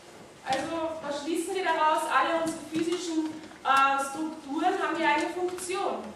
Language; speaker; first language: German; native; German